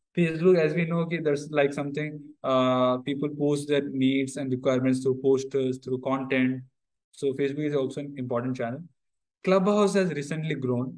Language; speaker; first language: English; non-native, local second language; Odia